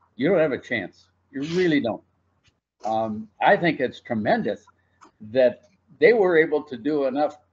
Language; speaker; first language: English; native; English